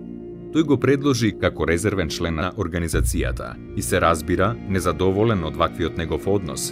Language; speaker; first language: Macedonian; native; Macedonian